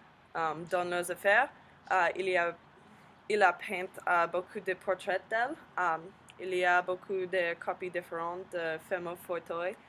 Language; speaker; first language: French; non-native, learner; English